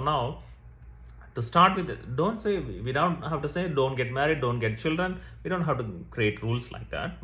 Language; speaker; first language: English; non-native, local second language; Tamil